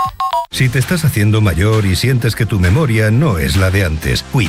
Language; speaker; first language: Spanish; native; Spanish